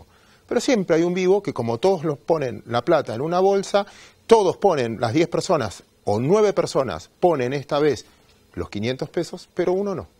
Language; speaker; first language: Spanish; native; Spanish